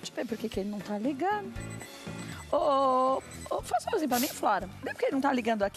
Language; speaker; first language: Portuguese; native; Portuguese